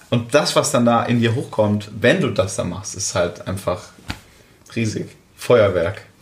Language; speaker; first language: German; native; German